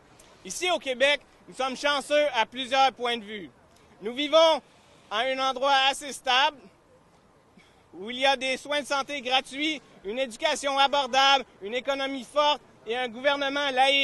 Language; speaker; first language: French; native; French